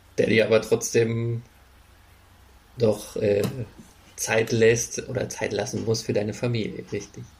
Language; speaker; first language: German; native; German